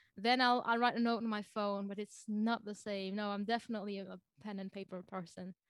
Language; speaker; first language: English; non-native, fluent; French